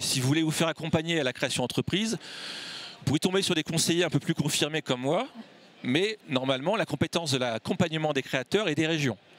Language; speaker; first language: French; native; French